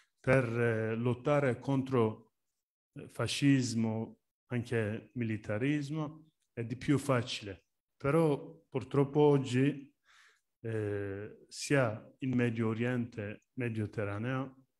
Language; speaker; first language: Italian; non-native, learner; Turkish